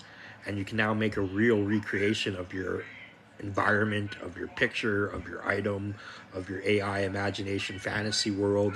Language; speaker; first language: English; native; English